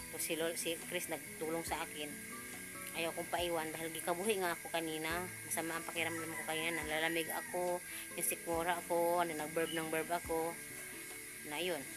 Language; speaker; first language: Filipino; non-native, local second language; Cebuano